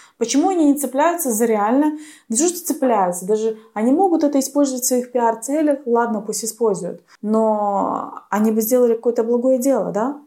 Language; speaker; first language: Russian; native; Russian